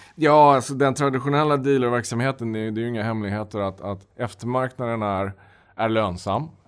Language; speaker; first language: Swedish; native; Swedish